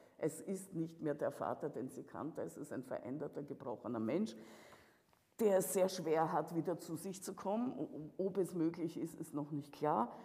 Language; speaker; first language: German; early bilingual, other home language; Russian